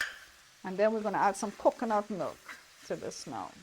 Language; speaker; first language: English; native; English